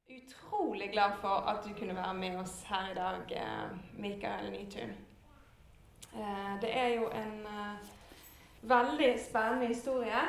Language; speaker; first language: Norwegian; native; Norwegian